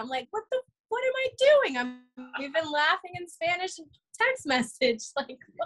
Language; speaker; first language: English; early bilingual, other home language; Spanish